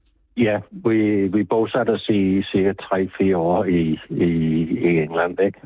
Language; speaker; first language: Danish; non-native, fluent; English